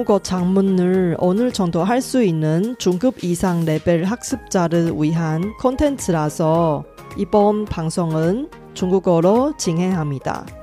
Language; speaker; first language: Korean; non-native, fluent; Chinese